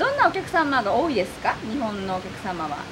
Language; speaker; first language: Japanese; native; Japanese